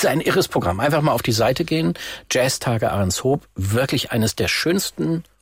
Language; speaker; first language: German; native; German